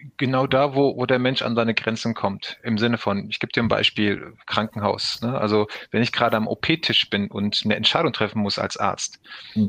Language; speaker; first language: German; early bilingual, other home language; Turkish